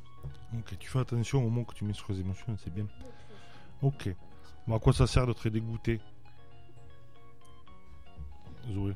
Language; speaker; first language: French; native; French